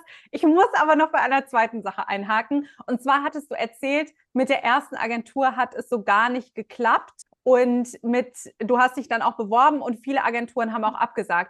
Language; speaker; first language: German; native; German